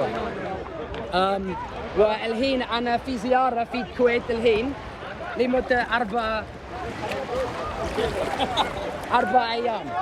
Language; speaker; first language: Arabic; non-native, learner; English